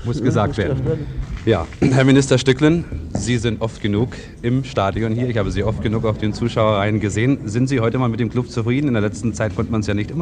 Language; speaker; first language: German; native; German